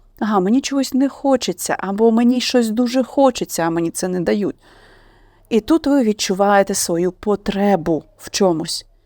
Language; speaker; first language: Ukrainian; non-native, local second language; Russian